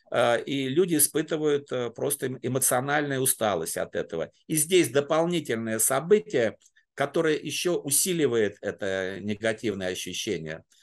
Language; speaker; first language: Russian; native; Russian